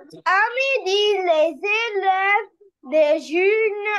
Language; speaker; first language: French; non-native, learner; Arabic